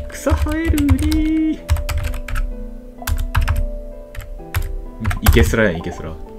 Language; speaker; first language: Japanese; native; Japanese